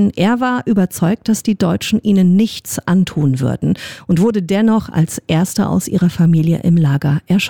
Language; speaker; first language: German; native; German